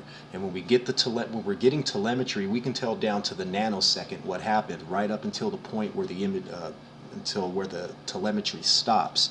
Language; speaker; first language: English; native; English